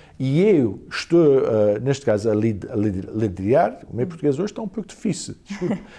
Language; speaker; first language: Portuguese; early bilingual, heritage; Portuguese